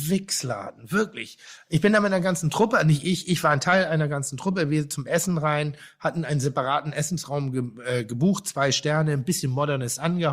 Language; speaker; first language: German; native; German